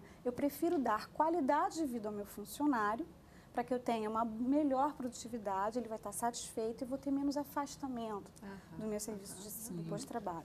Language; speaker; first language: Portuguese; native; Portuguese